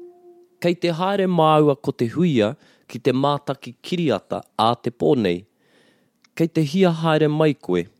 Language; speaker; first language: Māori; non-native, local second language; English